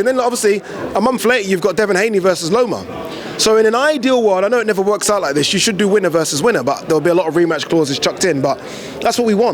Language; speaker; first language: English; native; English